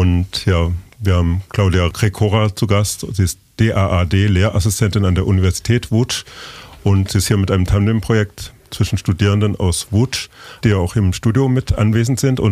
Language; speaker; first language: German; native; German